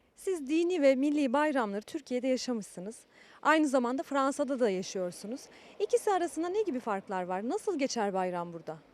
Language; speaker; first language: Turkish; native; Turkish